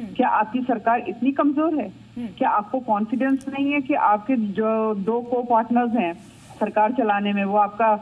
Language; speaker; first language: Hindi; native; Hindi